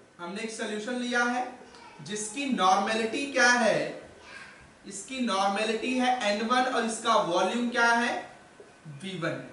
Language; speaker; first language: Hindi; native; Hindi